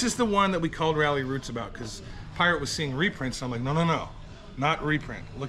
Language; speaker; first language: English; native; English